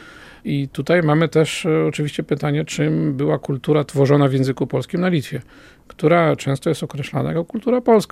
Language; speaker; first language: Polish; native; Polish